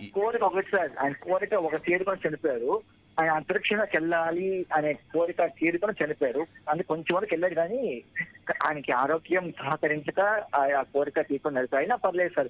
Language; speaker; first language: Telugu; native; Telugu